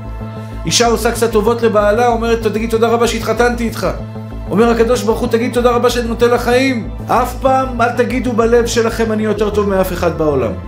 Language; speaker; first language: Hebrew; native; Hebrew